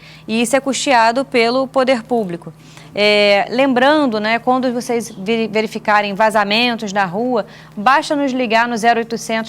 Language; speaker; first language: Portuguese; native; Portuguese